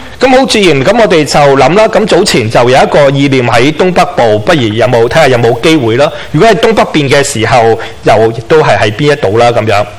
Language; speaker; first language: Chinese; non-native, local second language; Cantonese